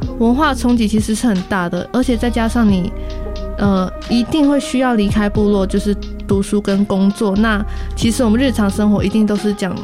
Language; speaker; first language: Chinese; non-native, local second language; Amis